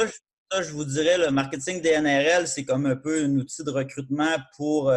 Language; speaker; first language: French; native; French